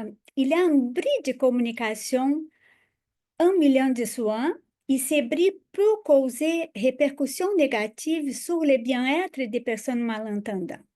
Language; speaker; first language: French; non-native, fluent; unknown